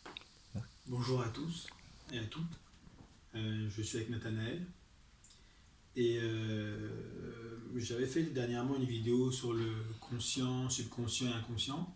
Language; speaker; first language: French; native; French